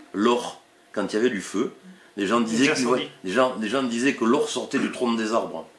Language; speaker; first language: French; native; French